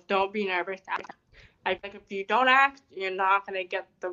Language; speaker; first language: English; native; English